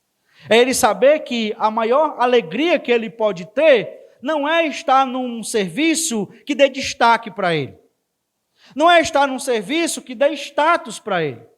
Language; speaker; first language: Portuguese; native; Portuguese